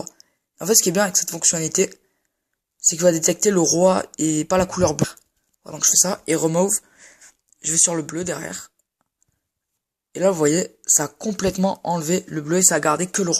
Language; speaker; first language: French; native; French